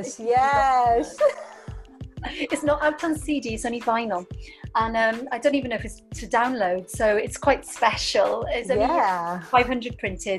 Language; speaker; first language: English; native; English